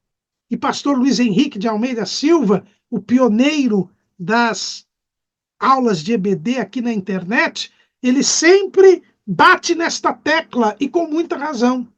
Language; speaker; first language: Portuguese; native; Portuguese